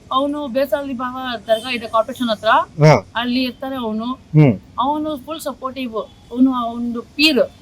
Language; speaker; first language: Kannada; non-native, local second language; Urdu